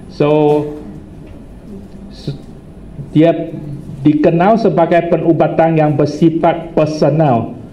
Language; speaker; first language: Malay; non-native, local second language; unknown